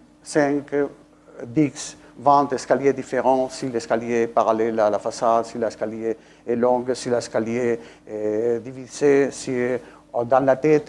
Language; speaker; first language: French; non-native, fluent; Spanish